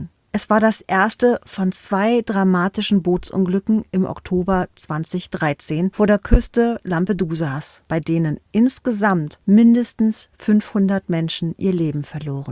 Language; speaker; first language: German; native; German